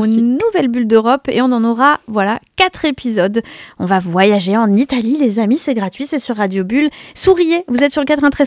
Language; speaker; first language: French; native; French